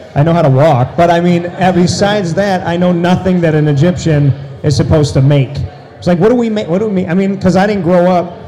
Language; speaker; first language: English; early bilingual, other home language; Italian